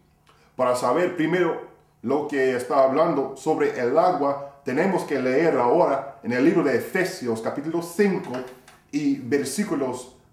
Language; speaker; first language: Spanish; non-native, fluent; English